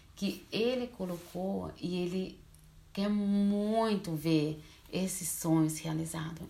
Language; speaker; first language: Portuguese; early bilingual, heritage; Portuguese